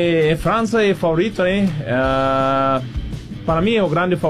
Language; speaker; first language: Portuguese; non-native, fluent; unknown